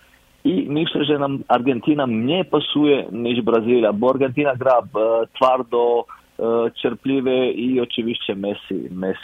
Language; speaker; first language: Polish; non-native, fluent; Croatian